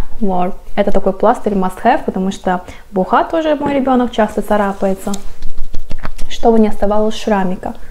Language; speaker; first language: Russian; non-native, fluent; Korean